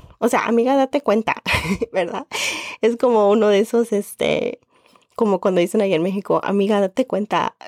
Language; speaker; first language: Spanish; early bilingual, heritage; Spanish